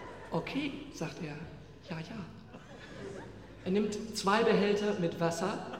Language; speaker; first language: German; native; German